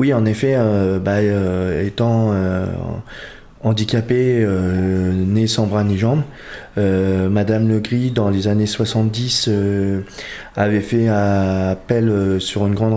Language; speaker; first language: French; early bilingual, other home language; Portuguese